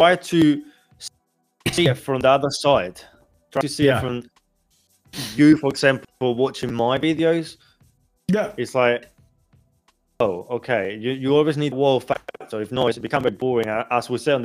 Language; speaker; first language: English; non-native, fluent; Spanish